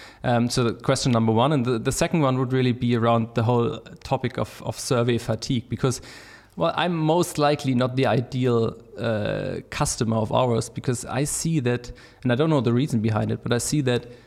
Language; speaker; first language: English; non-native, fluent; German